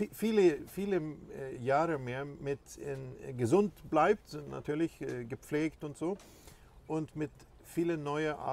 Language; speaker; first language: German; non-native, fluent; Swedish